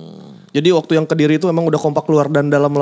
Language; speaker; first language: Indonesian; native; Indonesian